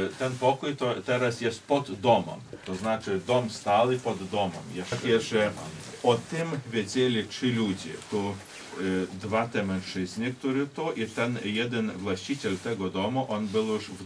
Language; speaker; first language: Polish; non-native, local second language; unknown